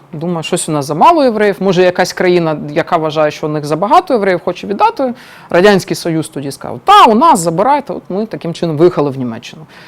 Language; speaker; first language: Ukrainian; non-native, local second language; Russian